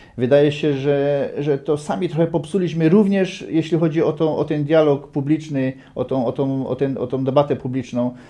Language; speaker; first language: Polish; native; Polish